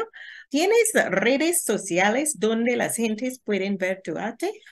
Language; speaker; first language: Spanish; non-native, learner; English